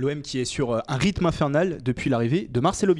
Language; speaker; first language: French; native; French